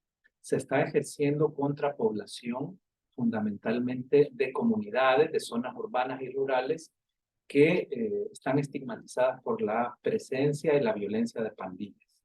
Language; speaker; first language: Spanish; native; Spanish